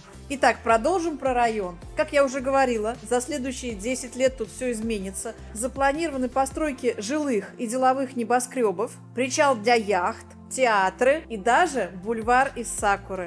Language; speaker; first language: Russian; native; Russian